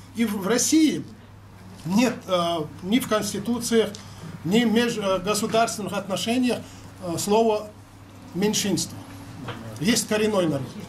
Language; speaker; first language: Russian; non-native, local second language; Chechen